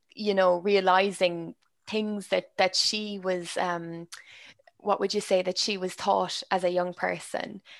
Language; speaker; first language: English; native; English